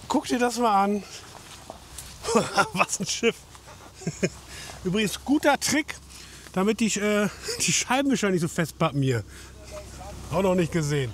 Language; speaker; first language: German; native; German